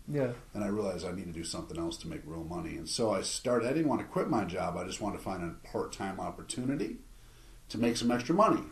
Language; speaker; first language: English; native; English